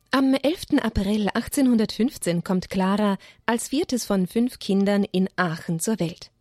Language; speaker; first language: German; native; German